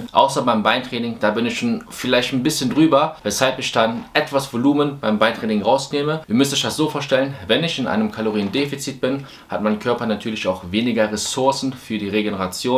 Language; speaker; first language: German; native; German